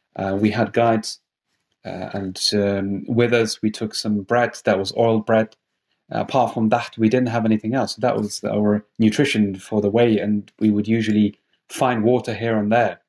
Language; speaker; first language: English; non-native, fluent; Persian